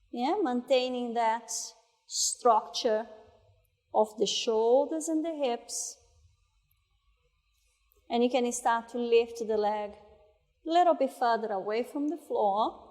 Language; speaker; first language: English; non-native, fluent; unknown